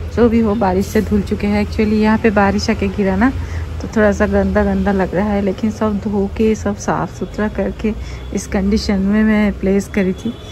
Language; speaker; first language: Hindi; non-native, local second language; Bangla